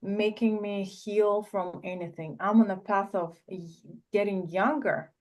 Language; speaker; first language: English; non-native, learner; Russian